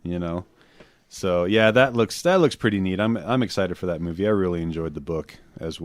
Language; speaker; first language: English; native; English